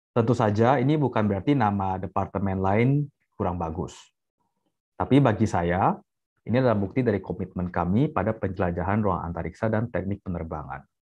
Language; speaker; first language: Indonesian; native; Indonesian